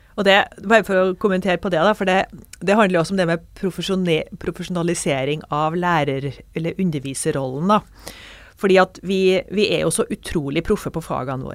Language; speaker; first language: Norwegian; native; Norwegian